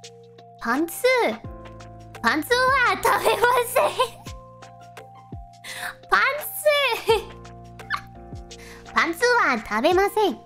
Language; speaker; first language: Japanese; non-native, learner; English